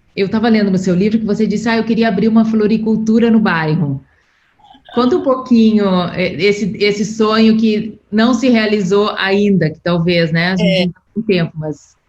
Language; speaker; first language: Portuguese; native; Portuguese